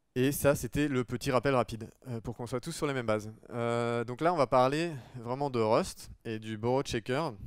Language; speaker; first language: French; native; French